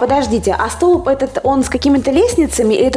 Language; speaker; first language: Russian; native; Russian